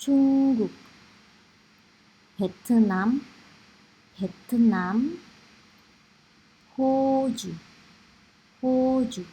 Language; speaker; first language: Korean; non-native, fluent; Indonesian